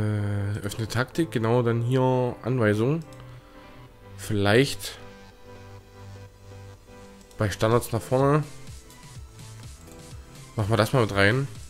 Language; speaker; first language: German; native; German